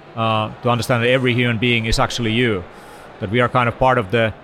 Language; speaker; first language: English; non-native, fluent; Finnish